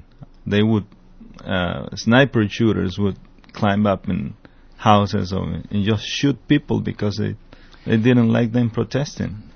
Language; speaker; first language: English; non-native, fluent; Spanish